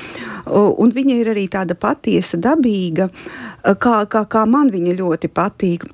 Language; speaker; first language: Latvian; native; Latvian